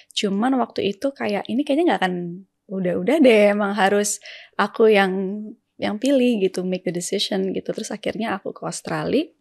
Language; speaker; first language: Indonesian; native; Indonesian